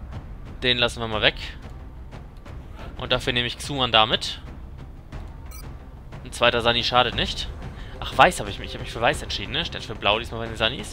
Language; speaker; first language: German; native; German